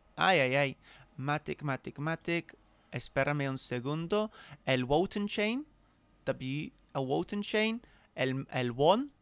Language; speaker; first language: Spanish; non-native, fluent; English